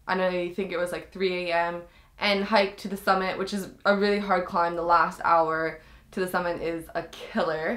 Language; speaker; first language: English; native; English